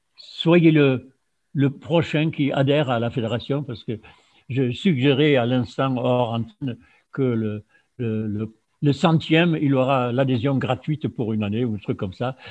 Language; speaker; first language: French; non-native, fluent; German